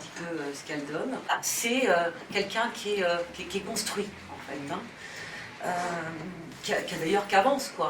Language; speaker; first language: French; native; French